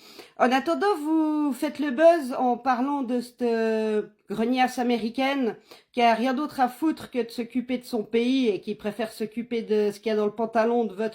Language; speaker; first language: French; native; French